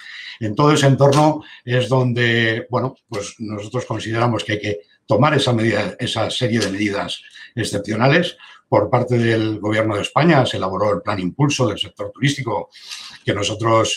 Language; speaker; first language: Spanish; native; Spanish